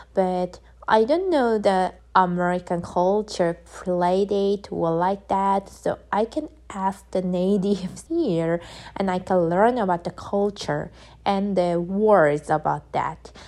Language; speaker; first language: English; non-native, learner; Korean